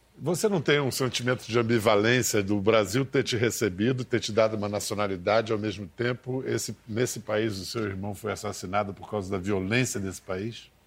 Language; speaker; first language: Portuguese; native; Portuguese